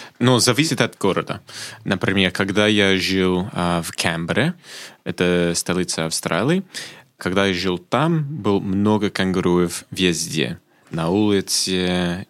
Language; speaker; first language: Russian; non-native, fluent; English